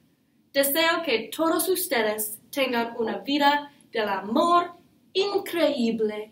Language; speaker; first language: Spanish; non-native, learner; English